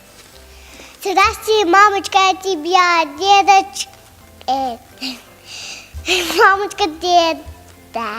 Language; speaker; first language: Russian; non-native, local second language; Tajik